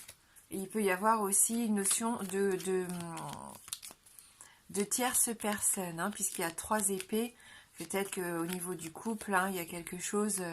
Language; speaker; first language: French; native; French